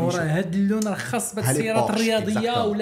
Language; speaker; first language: Arabic; native; Arabic